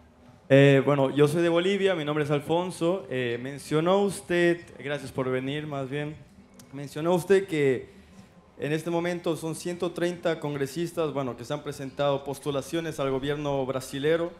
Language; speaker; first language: Spanish; native; Spanish